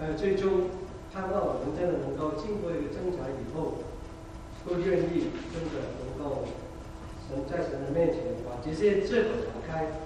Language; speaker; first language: Chinese; non-native, local second language; Cantonese